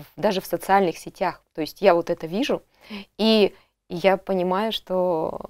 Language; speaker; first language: Russian; native; Russian